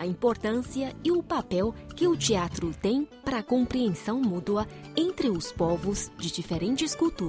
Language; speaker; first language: Portuguese; non-native, fluent; Chinese